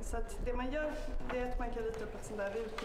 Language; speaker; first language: Swedish; native; Swedish